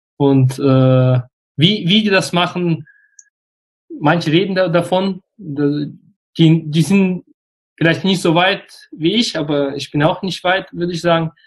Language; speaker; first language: German; non-native, fluent; Russian